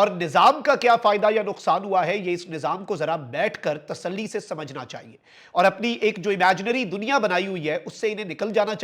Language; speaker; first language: Urdu; native; Urdu